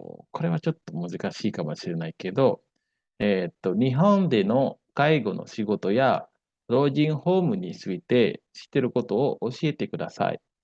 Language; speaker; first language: Japanese; non-native, fluent; Indonesian